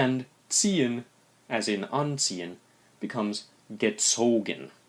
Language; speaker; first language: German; non-native, fluent; English